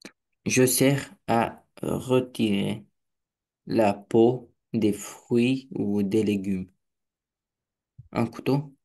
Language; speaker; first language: French; non-native, learner; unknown